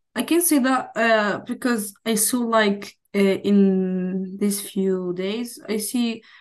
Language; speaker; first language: English; non-native, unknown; Arabic